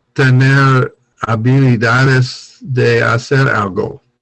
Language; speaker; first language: Spanish; non-native, learner; English